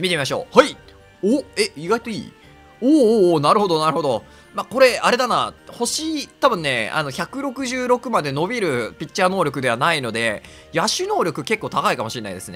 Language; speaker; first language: Japanese; native; Japanese